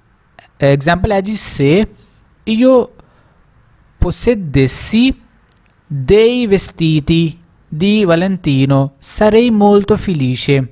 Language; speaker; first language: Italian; non-native, fluent; Urdu